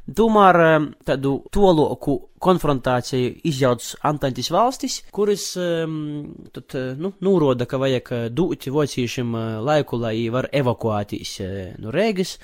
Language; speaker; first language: Latvian; native; Latvian